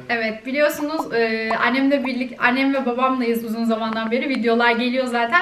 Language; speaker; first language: Turkish; native; Turkish